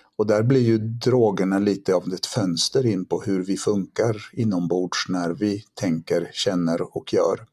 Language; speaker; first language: Swedish; early bilingual, other home language; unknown